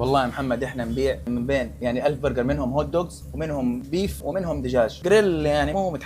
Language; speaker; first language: Arabic; native; Arabic